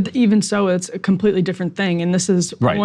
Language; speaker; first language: English; native; English